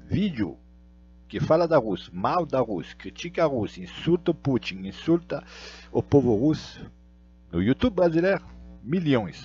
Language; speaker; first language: Portuguese; non-native, fluent; Russian